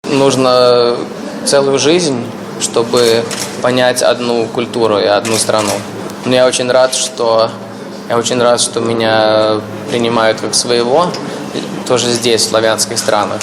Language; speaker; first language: Russian; early bilingual, heritage; Russian